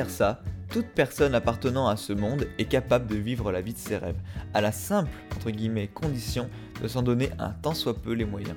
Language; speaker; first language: French; native; French